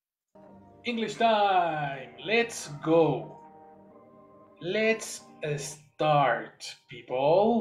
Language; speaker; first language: English; non-native, fluent; Spanish